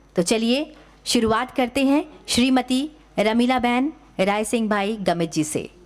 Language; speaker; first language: Hindi; native; Hindi